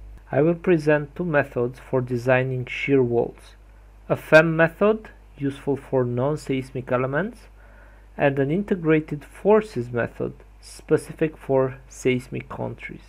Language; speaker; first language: English; non-native, fluent; Romanian